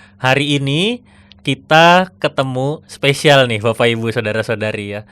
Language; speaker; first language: Indonesian; native; Indonesian